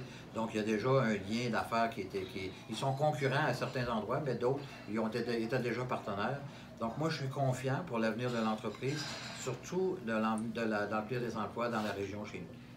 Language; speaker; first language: French; native; French